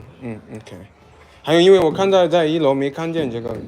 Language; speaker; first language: Chinese; non-native, fluent; English